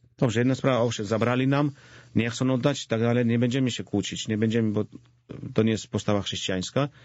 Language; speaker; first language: Polish; non-native, fluent; Georgian